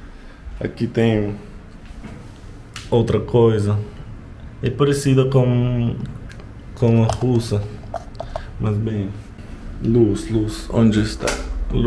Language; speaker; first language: Portuguese; non-native, learner; Russian